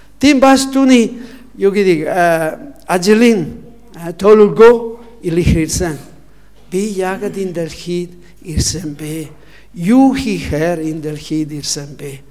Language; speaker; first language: Mongolian; non-native, learner; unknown